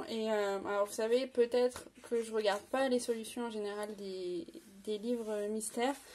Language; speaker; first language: French; native; French